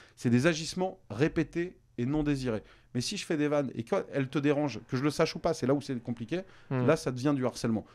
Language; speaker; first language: French; native; French